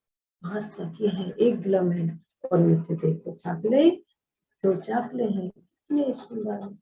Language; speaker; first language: Hindi; native; Hindi